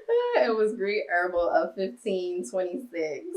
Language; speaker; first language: English; native; English